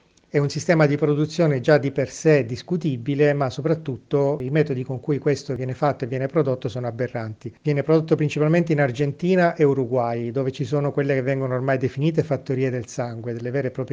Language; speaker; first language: Italian; native; Italian